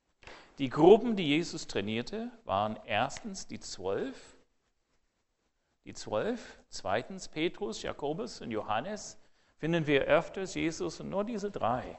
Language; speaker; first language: German; non-native, fluent; English